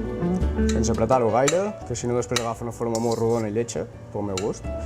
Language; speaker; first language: Catalan; native; Catalan